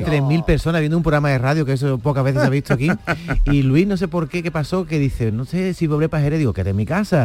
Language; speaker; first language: Spanish; native; Spanish